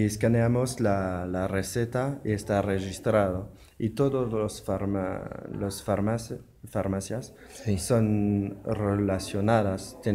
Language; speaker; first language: Spanish; non-native, learner; French